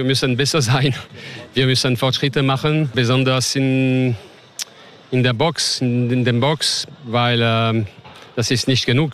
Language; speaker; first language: German; non-native, learner; French